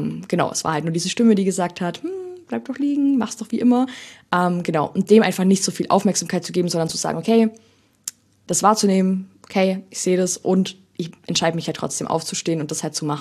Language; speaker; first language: German; native; German